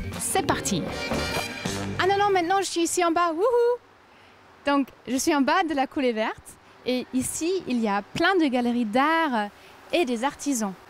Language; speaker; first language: French; non-native, fluent; German